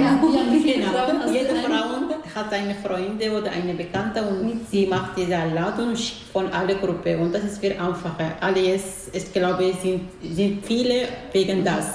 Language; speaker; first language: German; non-native, learner; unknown